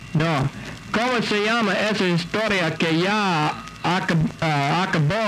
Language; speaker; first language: Spanish; non-native, fluent; English